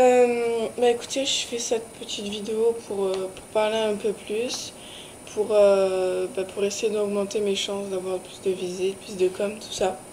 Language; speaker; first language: French; native; French